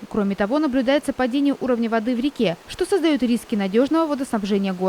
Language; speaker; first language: Russian; native; Russian